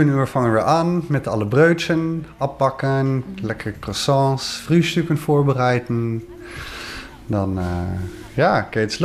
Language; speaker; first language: German; non-native, fluent; Dutch